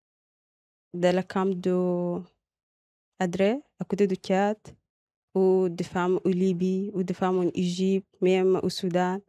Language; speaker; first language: French; non-native, learner; Arabic